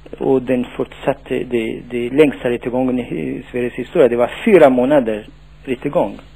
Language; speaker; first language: Swedish; non-native, fluent; Tachelhit